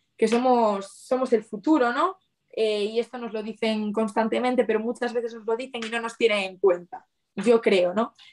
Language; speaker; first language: Spanish; native; Spanish